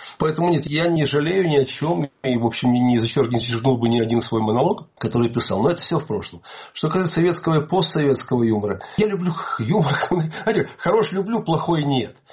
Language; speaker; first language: Russian; native; Russian